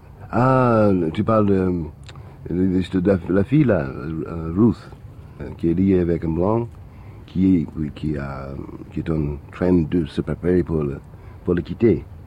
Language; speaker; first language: French; non-native, fluent; English